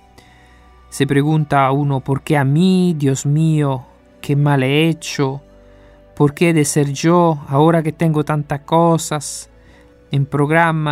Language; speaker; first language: Spanish; non-native, fluent; Italian